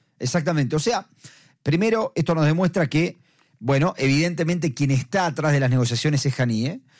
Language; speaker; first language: Spanish; native; Spanish